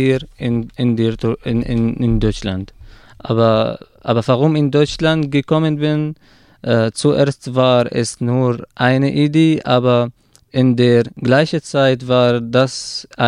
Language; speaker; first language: German; non-native, learner; Arabic